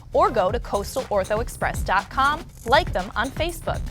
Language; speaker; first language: English; native; English